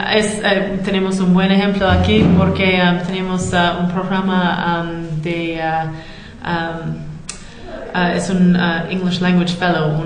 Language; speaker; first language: Spanish; non-native, fluent; English